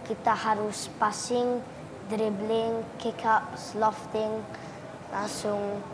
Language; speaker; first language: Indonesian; early bilingual, heritage; English